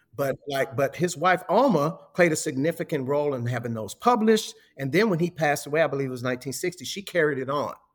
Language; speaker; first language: English; native; English